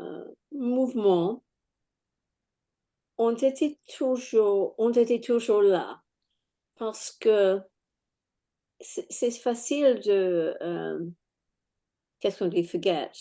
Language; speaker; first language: French; non-native, fluent; English